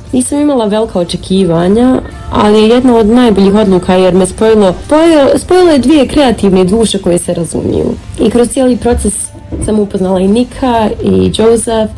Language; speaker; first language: Bosnian; native; Bosnian